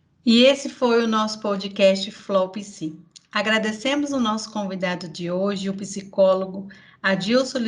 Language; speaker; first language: Portuguese; native; Portuguese